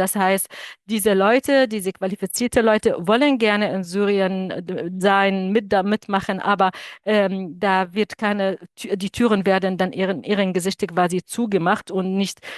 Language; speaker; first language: German; non-native, fluent; Arabic